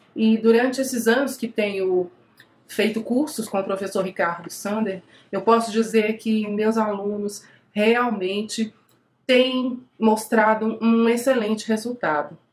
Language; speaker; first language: Portuguese; native; Portuguese